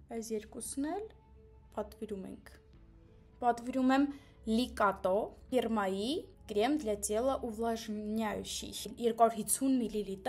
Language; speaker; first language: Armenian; early bilingual, heritage; Armenian